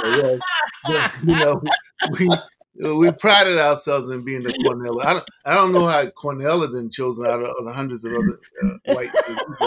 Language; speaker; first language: English; native; English